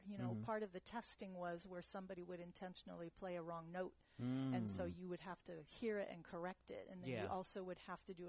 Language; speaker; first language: English; early bilingual, other home language; German